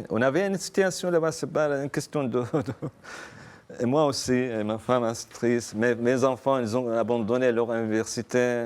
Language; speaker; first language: French; non-native, fluent; Arabic